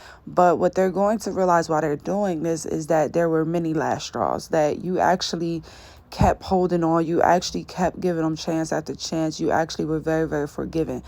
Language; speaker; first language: English; native; English